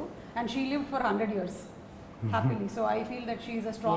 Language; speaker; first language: Telugu; native; Telugu